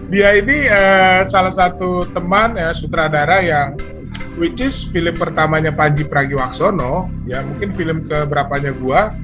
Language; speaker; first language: Indonesian; native; Indonesian